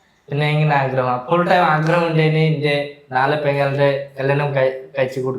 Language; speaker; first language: Malayalam; non-native, learner; Bangla